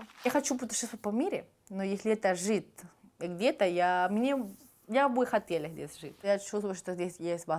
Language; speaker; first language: Russian; non-native, fluent; Spanish